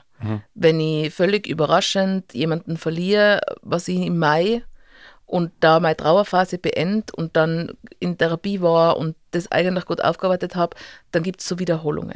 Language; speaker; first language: German; native; German